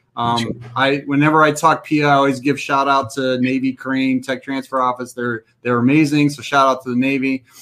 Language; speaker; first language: English; native; English